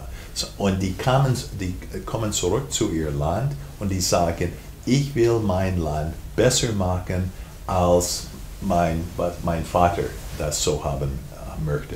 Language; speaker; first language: German; non-native, fluent; English